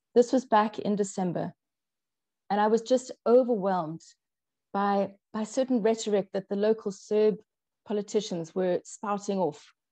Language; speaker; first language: English; native; English